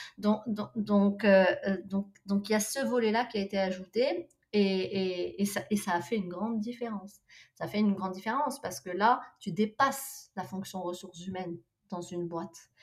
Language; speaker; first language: French; non-native, local second language; Arabic